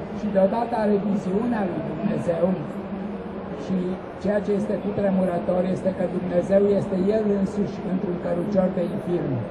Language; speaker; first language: Romanian; native; Romanian